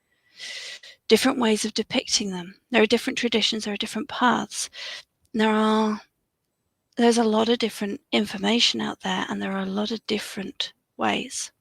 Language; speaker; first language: English; native; English